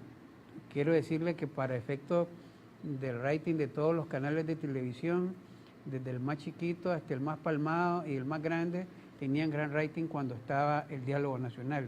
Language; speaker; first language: Spanish; native; Spanish